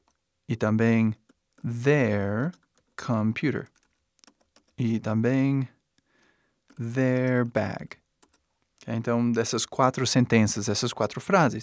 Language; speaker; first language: Portuguese; non-native, fluent; English